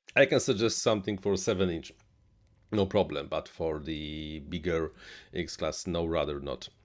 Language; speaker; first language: English; non-native, fluent; Polish